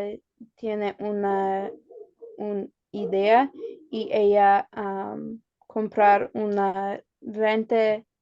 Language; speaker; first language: Spanish; non-native, learner; English